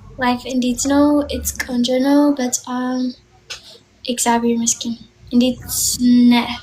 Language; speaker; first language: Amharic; non-native, learner; English